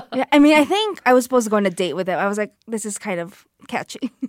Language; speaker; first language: English; non-native, local second language; Filipino